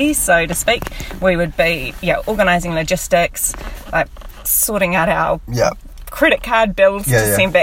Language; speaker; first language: English; native; English